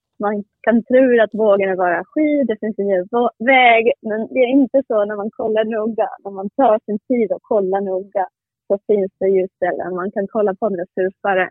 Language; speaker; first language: Swedish; non-native, fluent; Spanish